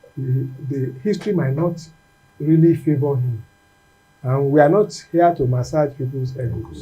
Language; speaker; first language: English; non-native, local second language; Yoruba